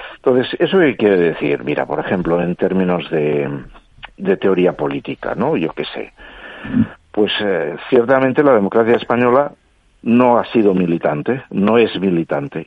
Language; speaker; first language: Spanish; non-native, local second language; Catalan